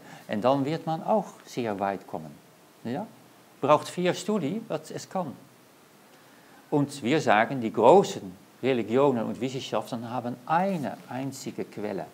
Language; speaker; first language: German; non-native, learner; Dutch